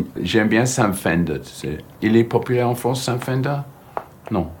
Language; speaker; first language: French; non-native, fluent; English